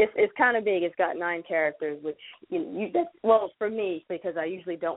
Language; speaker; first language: English; native; English